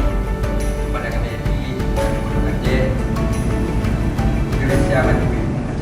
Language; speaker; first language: Indonesian; non-native, local second language; Achinese